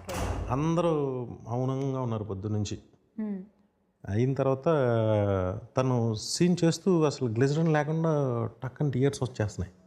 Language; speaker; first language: Telugu; native; Telugu